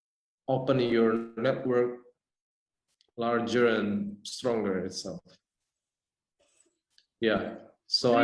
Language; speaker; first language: English; non-native, fluent; Indonesian